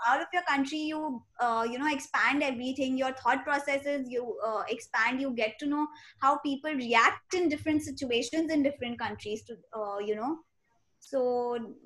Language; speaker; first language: English; non-native, local second language; Hindi